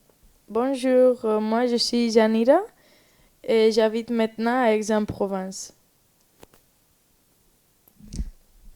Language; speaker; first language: French; non-native, learner; Spanish